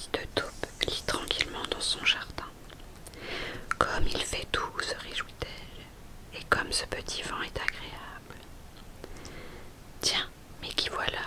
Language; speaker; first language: French; native; French